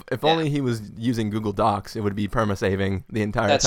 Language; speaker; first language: English; native; English